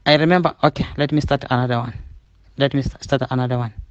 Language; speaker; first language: English; non-native, learner; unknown